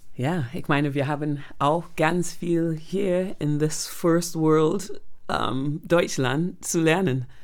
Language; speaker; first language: German; non-native, fluent; English